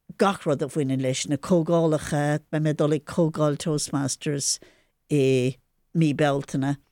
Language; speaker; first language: Irish; non-native, local second language; English